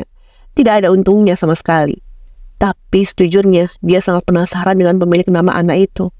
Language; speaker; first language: Indonesian; native; Indonesian